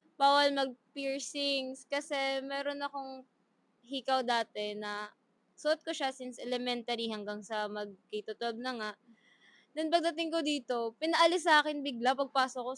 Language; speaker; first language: Filipino; non-native, local second language; Bikol